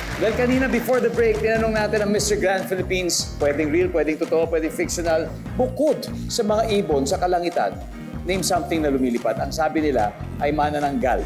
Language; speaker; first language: Filipino; native; Filipino